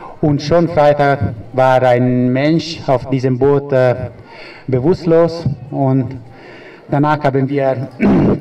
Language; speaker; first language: German; non-native, fluent; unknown